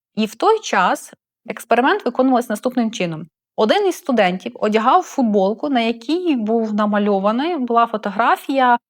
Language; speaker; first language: Ukrainian; non-native, local second language; Russian